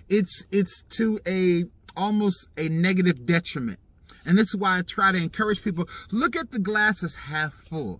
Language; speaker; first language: English; native; English